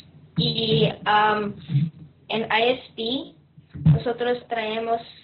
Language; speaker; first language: Spanish; non-native, learner; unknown